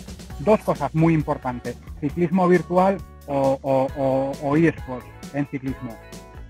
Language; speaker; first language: Spanish; native; Spanish